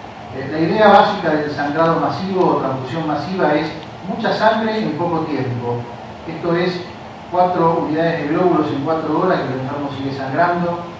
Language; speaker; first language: Spanish; native; Spanish